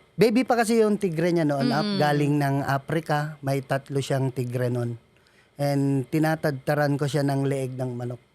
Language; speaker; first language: Filipino; non-native, local second language; Iloko